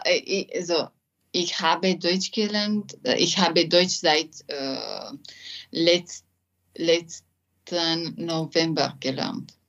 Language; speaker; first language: German; non-native, learner; French